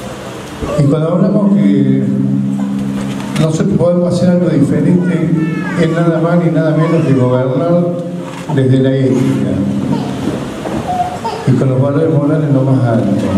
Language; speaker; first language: Spanish; native; Spanish